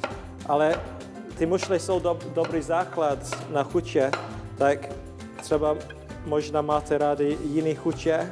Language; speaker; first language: Czech; non-native, learner; English